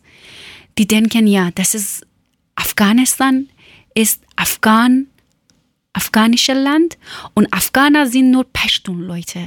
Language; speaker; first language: German; non-native, learner; Persian